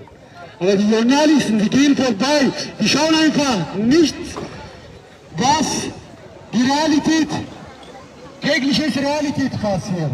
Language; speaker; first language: German; non-native, fluent; Amharic